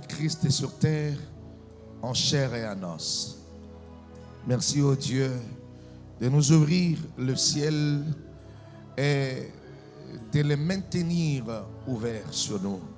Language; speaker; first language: French; non-native, local second language; Lingala